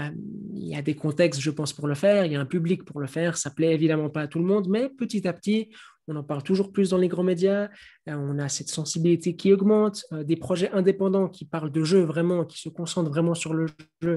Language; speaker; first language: French; native; French